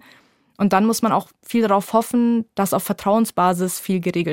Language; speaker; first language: German; native; German